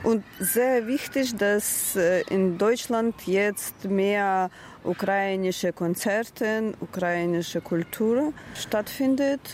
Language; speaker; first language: German; non-native, learner; Ukrainian